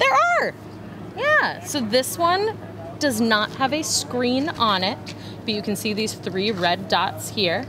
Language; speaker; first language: English; native; English